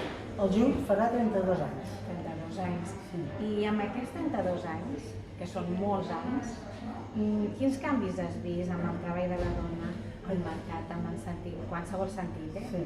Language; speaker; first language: Catalan; native; Catalan